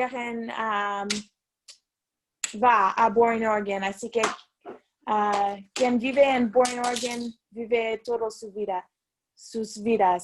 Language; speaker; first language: Spanish; non-native, learner; English